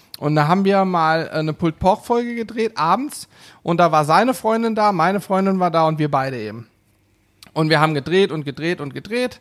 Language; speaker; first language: German; native; German